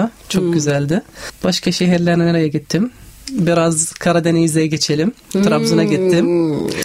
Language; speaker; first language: Turkish; non-native, fluent; Arabic